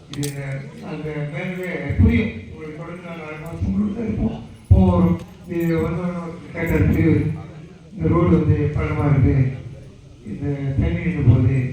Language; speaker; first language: Tamil; non-native, local second language; Telugu